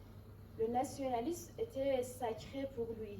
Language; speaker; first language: French; non-native, fluent; Persian